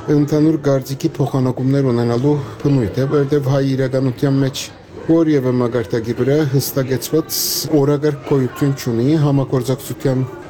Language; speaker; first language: Armenian; native; Armenian